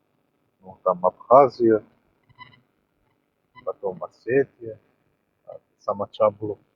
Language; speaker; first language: Russian; non-native, fluent; Georgian